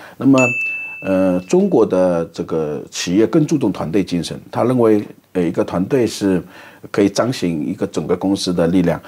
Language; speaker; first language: Chinese; native; Chinese